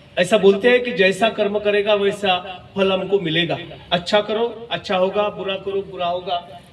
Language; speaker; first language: Hindi; non-native, local second language; Marathi